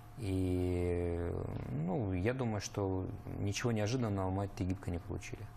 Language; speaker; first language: Russian; native; Russian